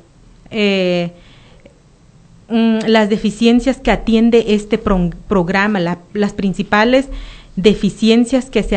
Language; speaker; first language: Spanish; native; Spanish